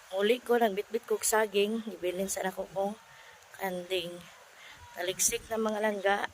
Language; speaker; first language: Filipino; non-native, local second language; Cebuano